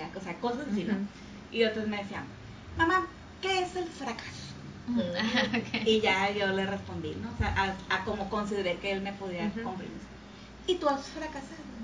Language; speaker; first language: Spanish; native; Spanish